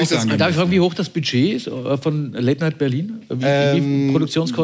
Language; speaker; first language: German; native; German